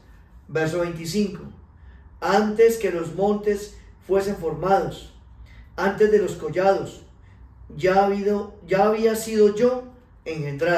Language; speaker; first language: Spanish; native; Spanish